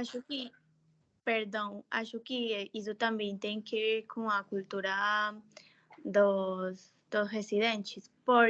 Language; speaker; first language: Portuguese; non-native, fluent; Spanish